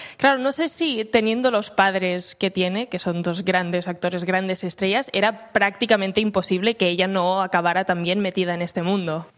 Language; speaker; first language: Spanish; non-native, local second language; Catalan